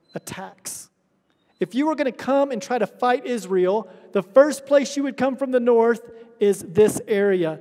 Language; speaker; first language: English; native; English